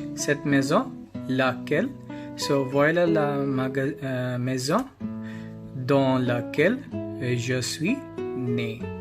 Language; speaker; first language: French; non-native, learner; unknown